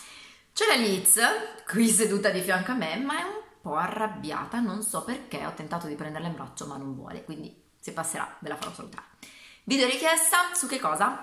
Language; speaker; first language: Italian; native; Italian